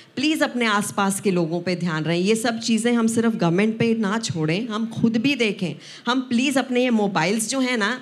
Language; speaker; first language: Hindi; non-native, local second language; Punjabi